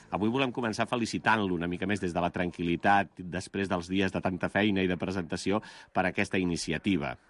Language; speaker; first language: Catalan; native; Catalan